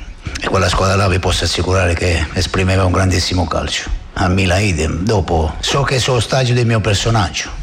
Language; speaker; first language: Italian; native; Italian